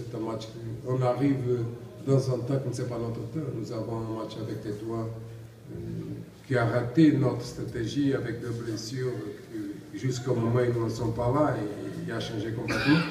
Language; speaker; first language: French; non-native, learner; Portuguese